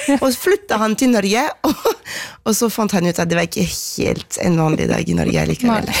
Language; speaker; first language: Norwegian; non-native, fluent; French